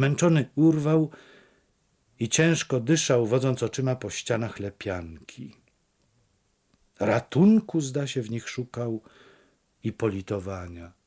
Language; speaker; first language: Polish; native; Polish